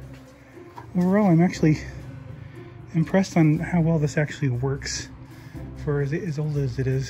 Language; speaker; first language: English; native; English